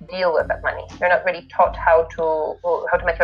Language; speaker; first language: English; non-native, fluent; Polish